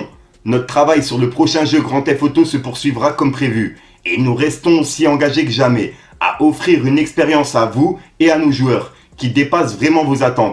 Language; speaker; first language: French; native; French